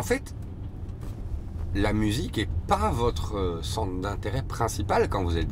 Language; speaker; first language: French; native; French